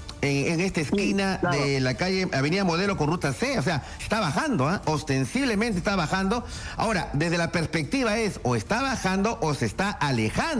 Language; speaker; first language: Spanish; native; Spanish